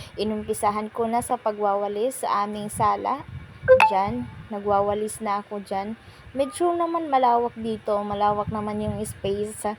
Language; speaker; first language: Filipino; non-native, local second language; Waray